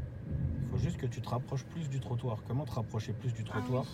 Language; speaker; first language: French; native; French